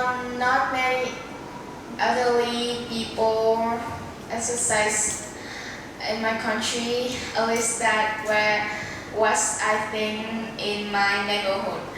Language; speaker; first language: English; non-native, learner; Vietnamese